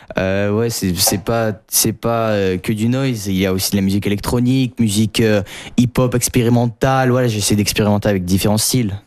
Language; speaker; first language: French; non-native, fluent; Russian